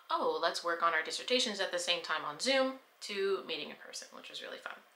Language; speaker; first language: English; native; English